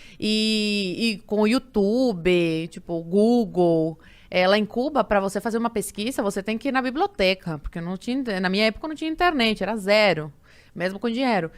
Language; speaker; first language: Portuguese; non-native, fluent; Spanish